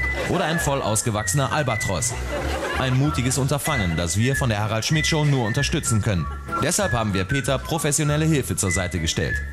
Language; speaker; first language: German; native; German